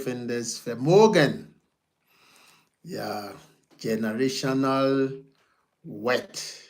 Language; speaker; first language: German; non-native, fluent; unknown